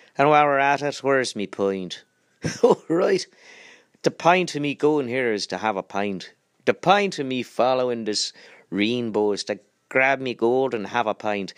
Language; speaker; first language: English; native; English